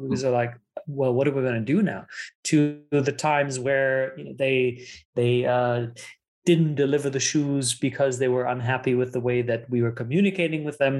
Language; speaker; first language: English; non-native, fluent; German